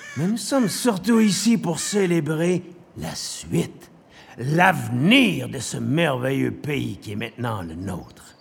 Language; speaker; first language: French; native; French